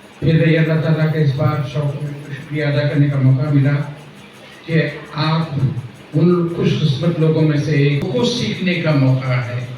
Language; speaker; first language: Urdu; native; Urdu